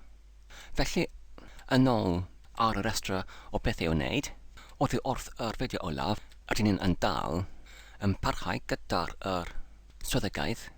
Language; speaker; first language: Welsh; non-native, learner; English